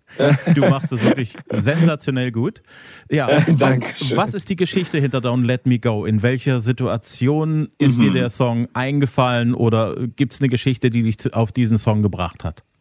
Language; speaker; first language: German; native; German